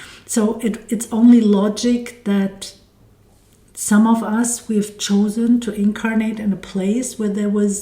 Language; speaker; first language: English; non-native, fluent; German